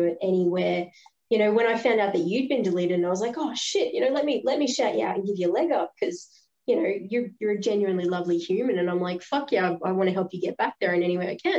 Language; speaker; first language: English; native; English